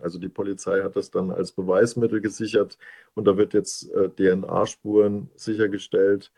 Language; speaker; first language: German; native; German